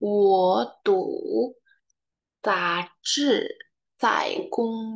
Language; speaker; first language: Chinese; non-native, learner; Indonesian